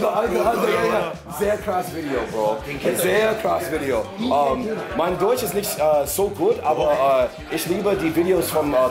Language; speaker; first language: German; non-native, learner; English